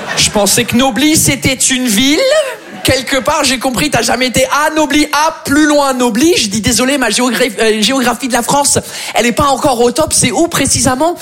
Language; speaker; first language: French; non-native, fluent; English